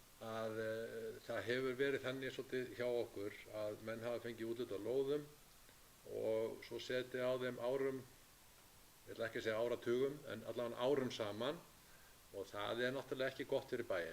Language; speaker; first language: Icelandic; native; Icelandic